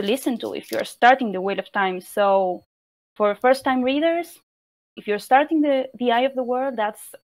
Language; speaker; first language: English; non-native, fluent; Spanish